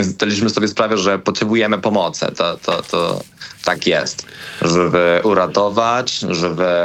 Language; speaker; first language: Polish; non-native, learner; Spanish